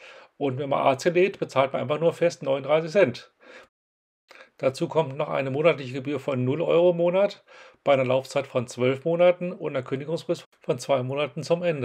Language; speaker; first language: German; native; German